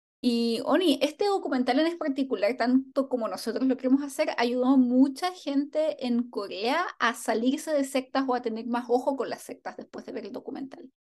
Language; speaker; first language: Spanish; native; Spanish